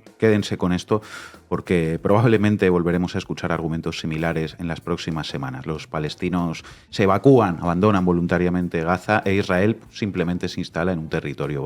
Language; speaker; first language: Spanish; native; Spanish